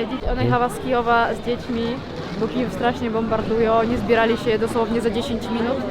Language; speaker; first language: Polish; non-native, fluent; Ukrainian